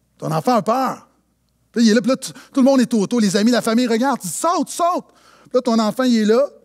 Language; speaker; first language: French; native; French